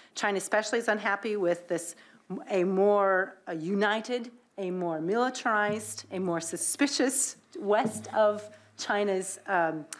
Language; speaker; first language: English; native; English